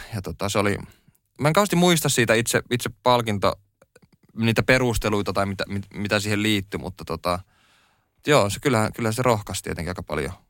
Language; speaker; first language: Finnish; native; Finnish